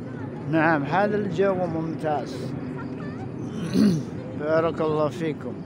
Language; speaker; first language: Arabic; non-native, fluent; Indonesian